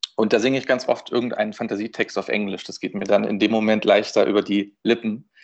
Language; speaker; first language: German; native; German